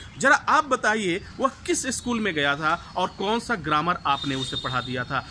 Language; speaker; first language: Hindi; native; Hindi